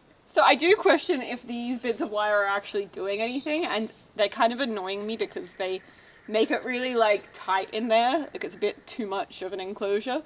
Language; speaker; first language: English; native; English